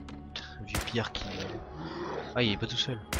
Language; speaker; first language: French; native; French